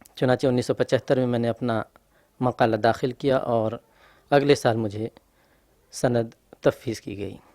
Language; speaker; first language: Urdu; native; Urdu